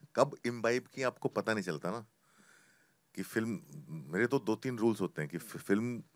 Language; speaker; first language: Hindi; native; Hindi